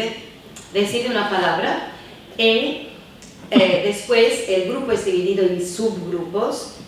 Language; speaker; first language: Spanish; non-native, fluent; Italian